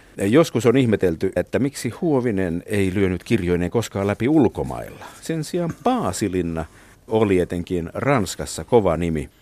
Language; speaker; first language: Finnish; native; Finnish